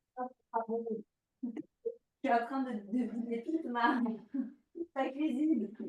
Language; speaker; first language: French; native; French